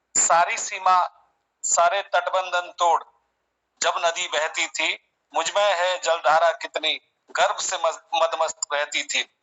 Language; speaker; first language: Hindi; native; Hindi